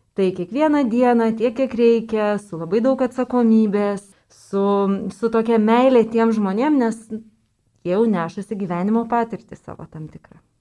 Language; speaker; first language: Lithuanian; native; Lithuanian